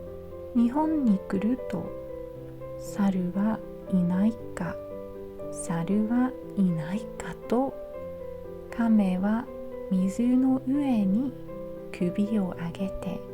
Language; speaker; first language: Japanese; non-native, learner; English